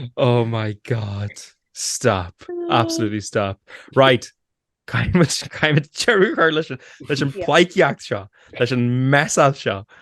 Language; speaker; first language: Irish; native; Irish